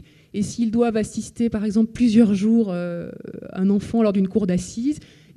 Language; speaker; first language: French; native; French